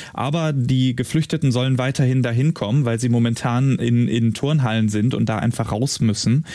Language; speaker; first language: German; native; German